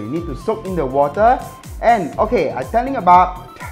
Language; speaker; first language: English; non-native, local second language; Chinese